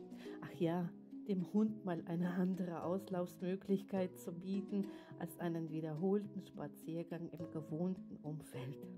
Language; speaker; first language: German; native; German